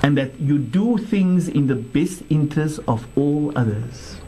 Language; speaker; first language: English; non-native, local second language; Afrikaans